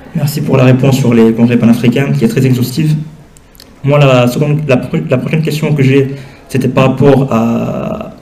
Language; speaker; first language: French; non-native, local second language; Wolof